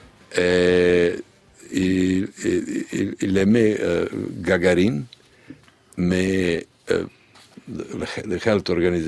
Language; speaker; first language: French; non-native, learner; Serbian